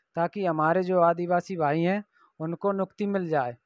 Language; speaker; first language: Hindi; native; Hindi